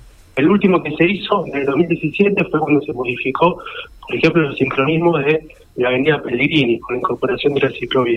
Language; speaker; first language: Spanish; native; Spanish